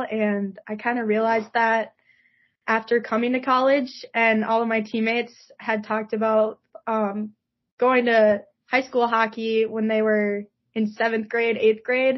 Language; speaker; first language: English; native; English